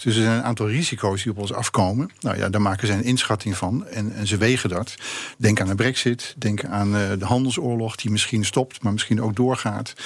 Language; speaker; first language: Dutch; native; Dutch